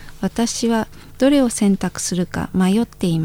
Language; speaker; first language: Japanese; non-native, fluent; Indonesian